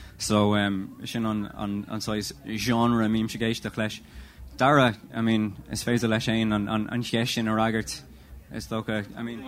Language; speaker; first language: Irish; non-native, local second language; English